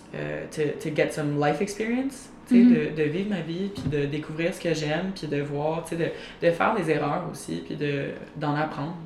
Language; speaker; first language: French; native; French